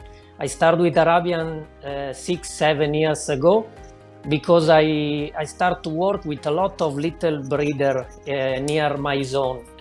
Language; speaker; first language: English; non-native, learner; Italian